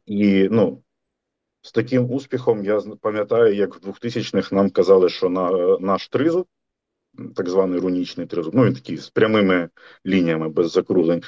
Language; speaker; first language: Ukrainian; native; Ukrainian